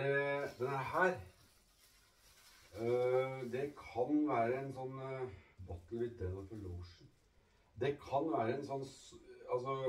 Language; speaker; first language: Norwegian; native; Norwegian